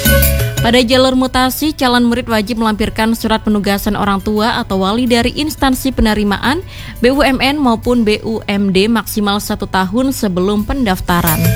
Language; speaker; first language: Indonesian; native; Indonesian